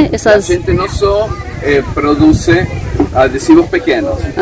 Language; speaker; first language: Portuguese; non-native, learner; Spanish